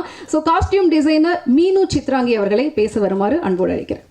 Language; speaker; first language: Tamil; native; Tamil